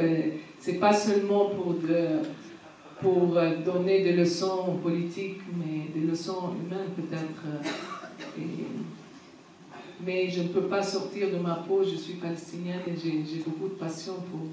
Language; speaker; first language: French; non-native, fluent; Arabic